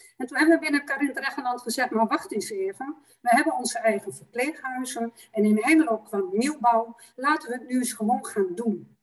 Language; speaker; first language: Dutch; native; Dutch